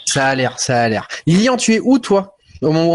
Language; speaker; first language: French; native; French